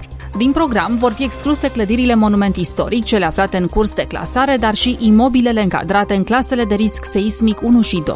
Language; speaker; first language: Romanian; native; Romanian